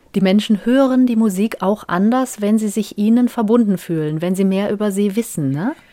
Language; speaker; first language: German; native; German